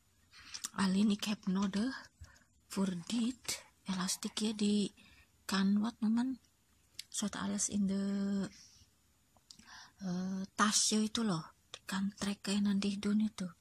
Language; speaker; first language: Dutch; non-native, learner; Indonesian